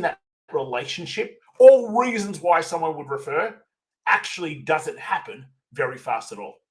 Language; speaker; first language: English; native; English